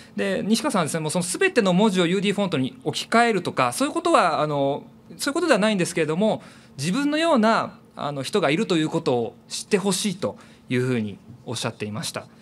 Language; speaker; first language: Japanese; native; Japanese